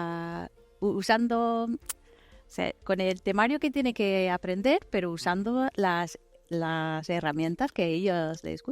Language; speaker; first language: Spanish; non-native, fluent; English